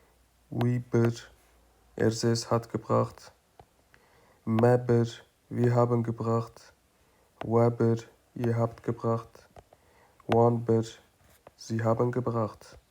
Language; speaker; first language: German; non-native, fluent; Kurdish